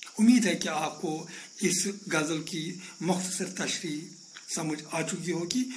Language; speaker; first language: Urdu; non-native, local second language; Kashmiri